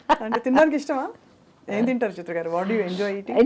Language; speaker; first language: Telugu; native; Telugu